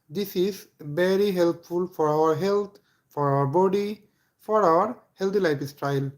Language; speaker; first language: English; non-native, local second language; Bangla